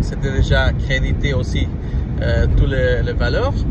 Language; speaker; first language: French; non-native, learner; Portuguese